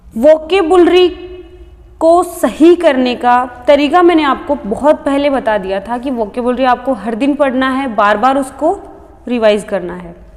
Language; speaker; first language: Hindi; native; Hindi